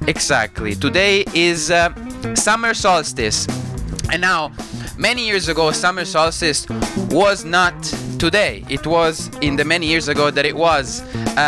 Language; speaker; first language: English; non-native, fluent; Italian